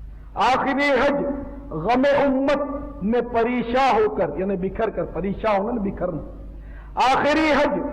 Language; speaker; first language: Urdu; native; Urdu